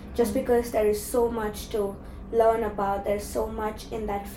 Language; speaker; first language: English; non-native, local second language; Tamil